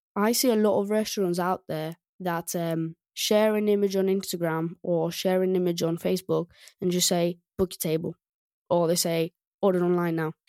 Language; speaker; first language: English; non-native, fluent; Greek